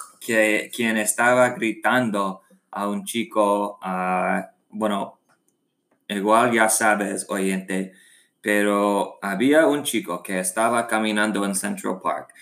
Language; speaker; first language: Spanish; non-native, learner; English